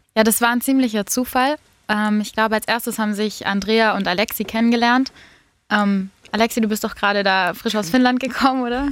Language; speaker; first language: German; native; German